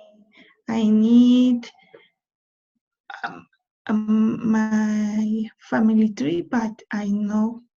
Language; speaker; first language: English; non-native, learner; Spanish